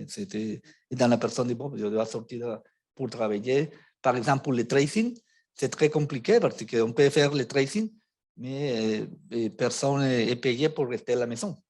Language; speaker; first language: French; non-native, fluent; Spanish